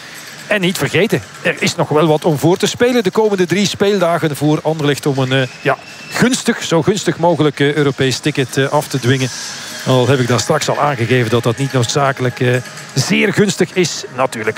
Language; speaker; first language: Dutch; native; Dutch